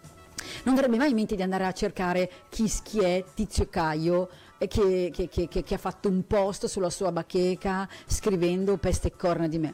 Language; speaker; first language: Italian; native; Italian